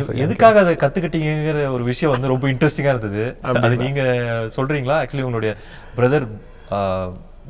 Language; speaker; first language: Tamil; native; Tamil